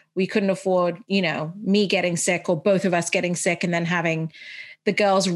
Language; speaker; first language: English; early bilingual, heritage; Arabic